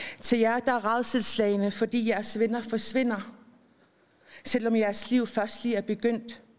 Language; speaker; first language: Danish; non-native, local second language; Kalaallisut